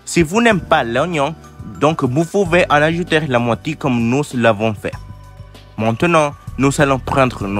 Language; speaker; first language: French; non-native, learner; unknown